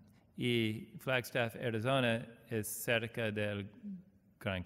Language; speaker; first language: Spanish; non-native, learner; English